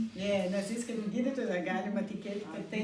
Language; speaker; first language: Lithuanian; non-native, learner; Portuguese